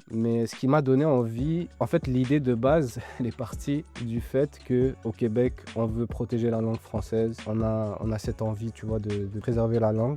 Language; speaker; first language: French; native; French